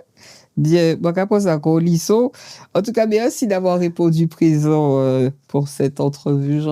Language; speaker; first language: French; native; French